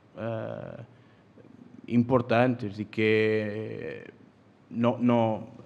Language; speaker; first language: Italian; non-native, fluent; Portuguese